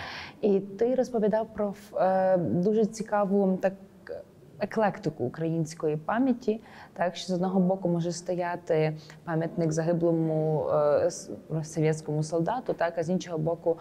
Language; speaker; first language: Ukrainian; native; Ukrainian